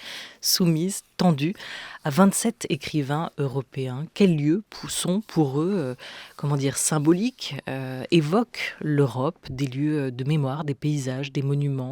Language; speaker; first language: French; native; French